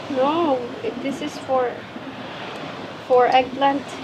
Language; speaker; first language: English; non-native, learner; Cebuano